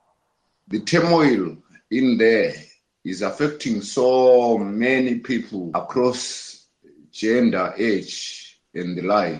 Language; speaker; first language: English; non-native, local second language; North Ndebele